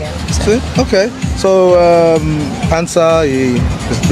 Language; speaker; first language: Spanish; non-native, learner; English